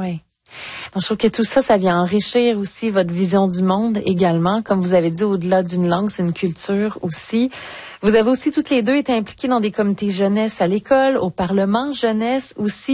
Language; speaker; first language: French; native; French